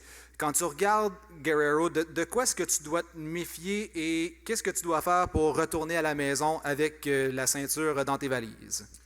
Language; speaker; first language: French; native; French